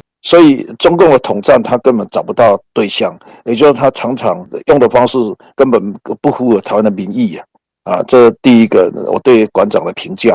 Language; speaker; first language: Chinese; native; Chinese